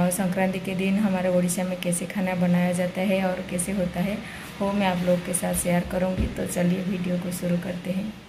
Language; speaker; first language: Hindi; native; Hindi